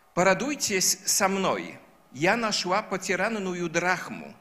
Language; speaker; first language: Russian; non-native, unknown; Polish